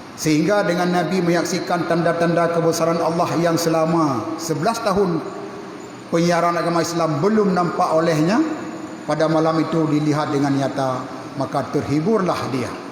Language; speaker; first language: Malay; non-native, local second language; Achinese